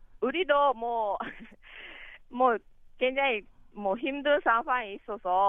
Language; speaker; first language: Korean; non-native, learner; Japanese